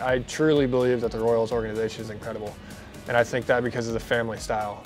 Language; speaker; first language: English; native; English